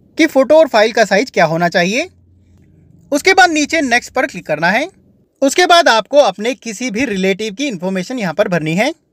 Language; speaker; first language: Hindi; native; Hindi